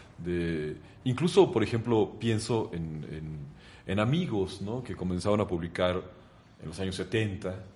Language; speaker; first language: Spanish; native; Spanish